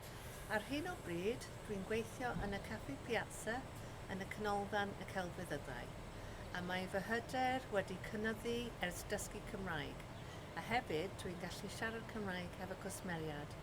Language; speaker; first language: Welsh; non-native, learner; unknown